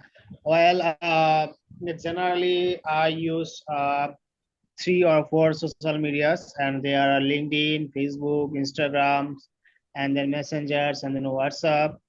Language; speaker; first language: English; non-native, learner; Bangla